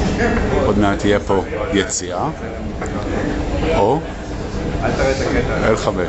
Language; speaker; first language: Hebrew; native; Hebrew